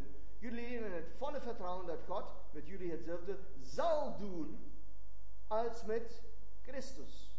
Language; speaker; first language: Dutch; non-native, fluent; German